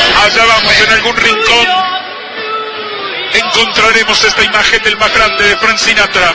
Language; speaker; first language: Spanish; native; Spanish